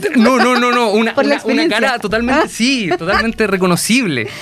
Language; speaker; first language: Spanish; native; Spanish